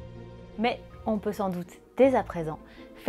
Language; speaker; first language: French; native; French